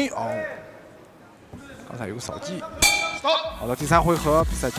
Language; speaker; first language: Chinese; native; Chinese